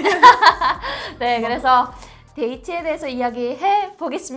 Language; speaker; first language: Korean; native; Korean